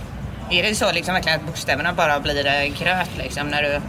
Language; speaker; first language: Swedish; native; Swedish